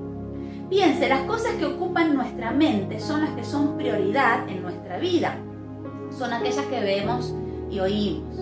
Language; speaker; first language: Spanish; native; Spanish